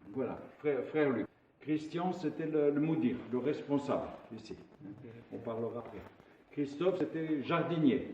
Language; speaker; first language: French; non-native, local second language; Arabic